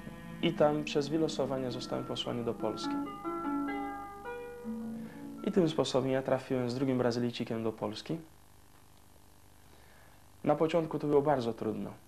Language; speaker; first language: Polish; non-native, fluent; Portuguese